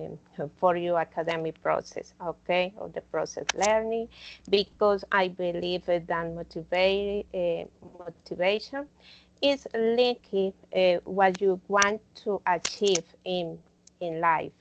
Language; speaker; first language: English; non-native, learner; Spanish